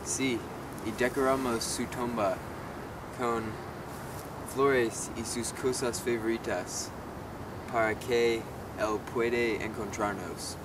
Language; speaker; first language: Spanish; non-native, learner; English